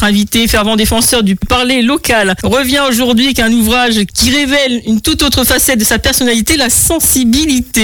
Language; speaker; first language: French; native; French